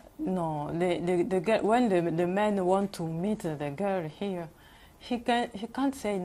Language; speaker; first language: English; non-native, learner; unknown